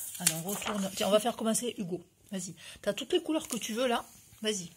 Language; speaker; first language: French; native; French